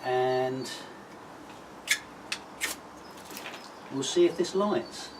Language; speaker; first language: English; native; English